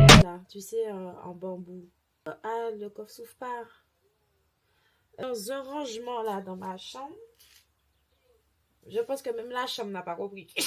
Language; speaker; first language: French; native; French